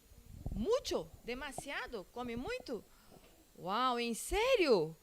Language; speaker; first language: Portuguese; non-native, learner; Spanish